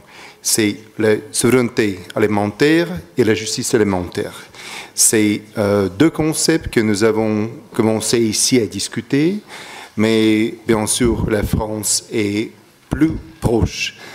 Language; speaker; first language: French; non-native, fluent; Russian